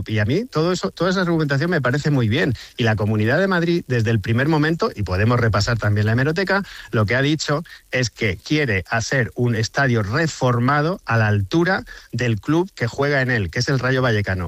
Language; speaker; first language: Spanish; native; Spanish